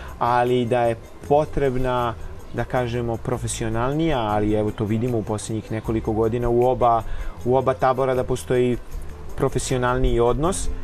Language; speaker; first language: Serbian; native; Serbian